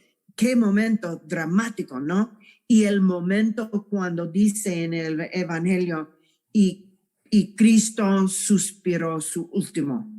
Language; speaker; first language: Spanish; non-native, fluent; English